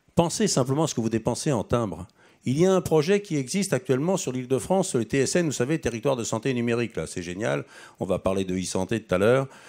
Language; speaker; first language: French; native; French